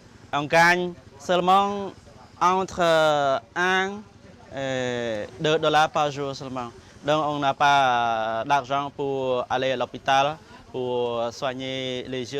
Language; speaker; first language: French; non-native, fluent; Khmer